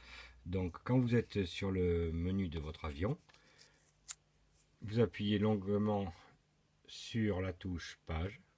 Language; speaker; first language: French; native; French